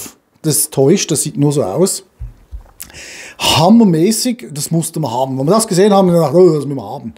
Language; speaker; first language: German; native; German